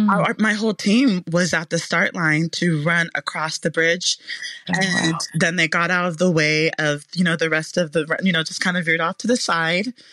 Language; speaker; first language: English; native; English